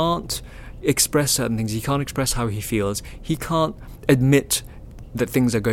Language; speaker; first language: English; non-native, local second language; Chinese